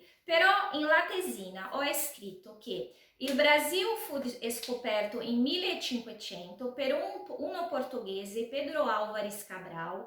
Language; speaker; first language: Italian; non-native, learner; Portuguese